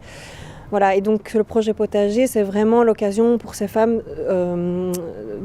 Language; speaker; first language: French; native; French